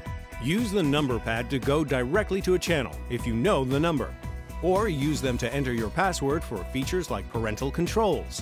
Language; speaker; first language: English; native; English